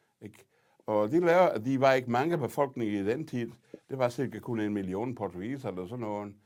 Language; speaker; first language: Danish; non-native, fluent; Portuguese